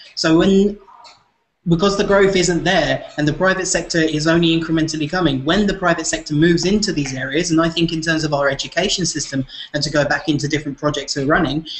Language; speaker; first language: English; native; English